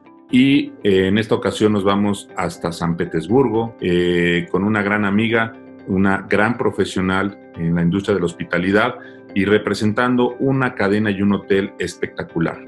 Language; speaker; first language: Spanish; native; Spanish